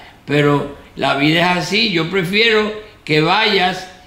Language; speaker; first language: Spanish; native; Spanish